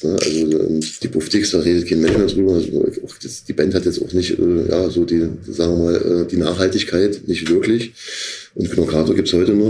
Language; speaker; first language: German; native; German